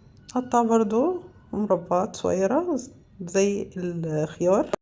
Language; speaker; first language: Arabic; native; Arabic